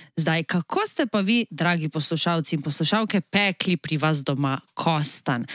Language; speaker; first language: Slovenian; native; Slovenian